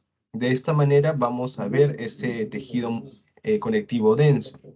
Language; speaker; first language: Spanish; native; Spanish